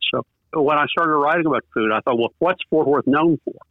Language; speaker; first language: English; native; English